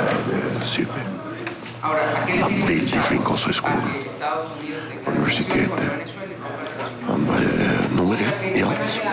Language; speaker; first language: Norwegian; early bilingual, heritage; Spanish